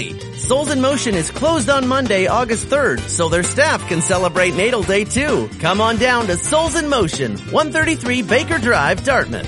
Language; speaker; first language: English; native; English